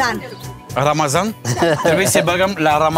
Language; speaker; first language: Romanian; non-native, learner; French